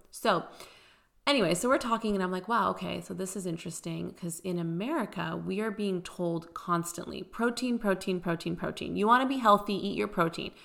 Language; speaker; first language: English; early bilingual, other home language; Persian